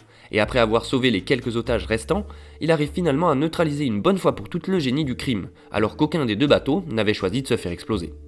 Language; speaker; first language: French; native; French